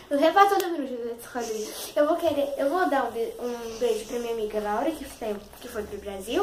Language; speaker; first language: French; early bilingual, other home language; Portuguese